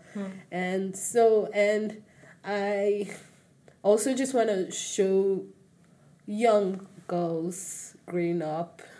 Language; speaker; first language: English; non-native, local second language; Yoruba